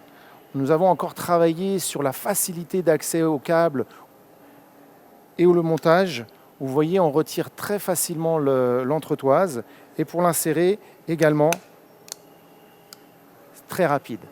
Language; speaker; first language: French; native; French